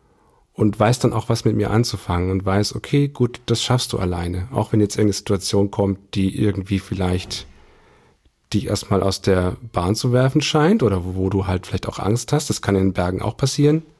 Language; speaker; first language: German; native; German